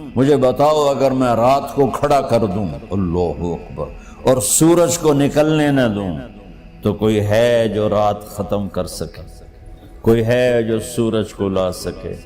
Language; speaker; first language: Urdu; non-native, local second language; Punjabi